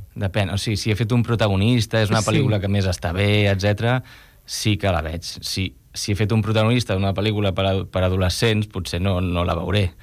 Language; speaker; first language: Catalan; non-native, local second language; Spanish